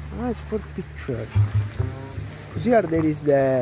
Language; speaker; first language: English; non-native, learner; Italian